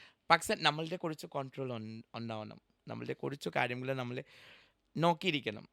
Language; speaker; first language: Malayalam; non-native, local second language; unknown